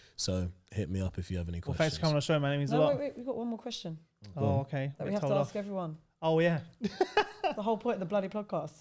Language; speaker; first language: English; native; English